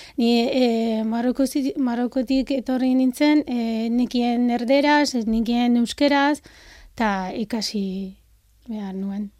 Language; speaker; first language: Basque; non-native, fluent; Arabic